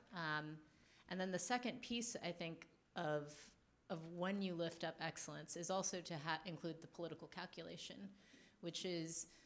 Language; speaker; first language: English; native; English